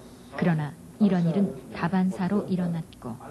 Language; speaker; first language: Korean; native; Korean